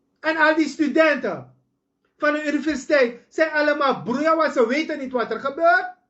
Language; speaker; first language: Dutch; native; Dutch